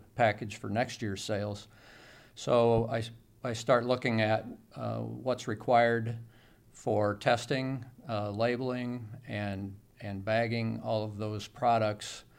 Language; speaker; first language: English; native; English